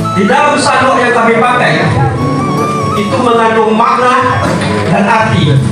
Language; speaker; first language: Indonesian; non-native, local second language; Minangkabau